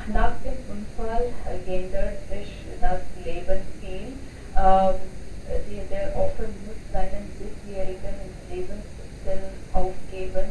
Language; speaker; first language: German; non-native, learner; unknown